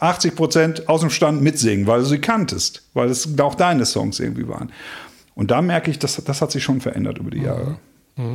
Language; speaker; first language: German; native; German